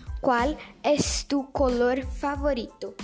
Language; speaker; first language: Spanish; non-native, learner; Portuguese